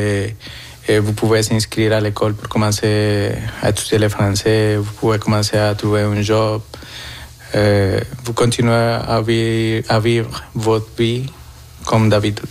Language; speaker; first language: French; non-native, learner; Spanish